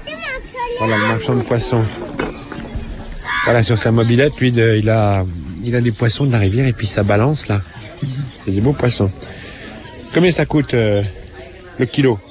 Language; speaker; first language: French; native; French